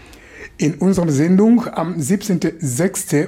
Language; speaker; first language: German; non-native, fluent; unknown